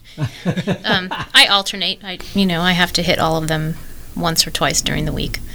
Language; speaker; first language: English; native; English